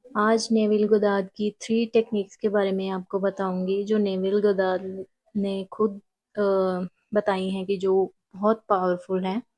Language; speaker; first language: Hindi; non-native, local second language; Punjabi